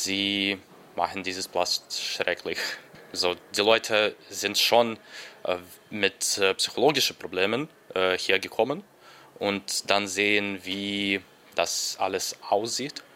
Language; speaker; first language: German; non-native, learner; Ukrainian